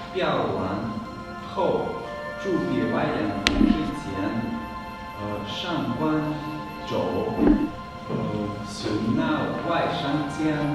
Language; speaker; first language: Chinese; non-native, fluent; Lithuanian